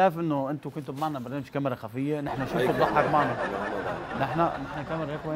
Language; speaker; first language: Arabic; native; Arabic